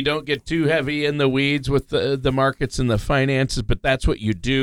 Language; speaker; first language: English; native; English